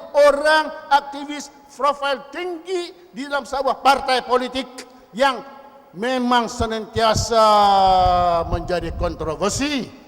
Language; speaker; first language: Malay; native; Malay